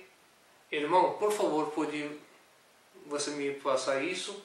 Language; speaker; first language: Portuguese; non-native, learner; Urdu